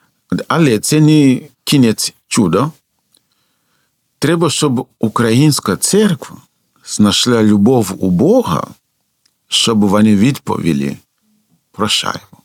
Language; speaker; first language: Ukrainian; non-native, fluent; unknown